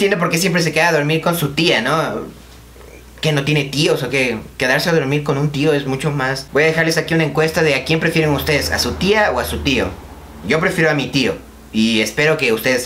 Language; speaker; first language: Spanish; native; Spanish